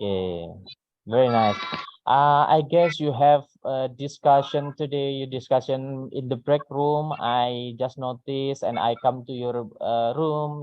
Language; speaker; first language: English; non-native, fluent; Indonesian